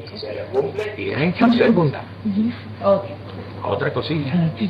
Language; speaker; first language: Spanish; native; Spanish